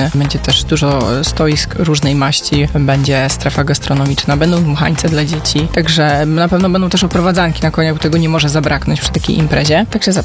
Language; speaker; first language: Polish; native; Polish